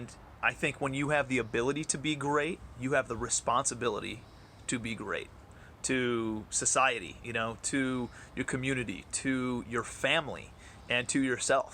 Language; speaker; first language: English; native; English